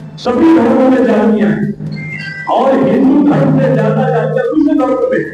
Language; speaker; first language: Hindi; native; Hindi